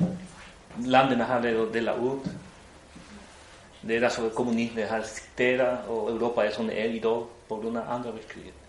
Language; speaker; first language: Swedish; non-native, fluent; Spanish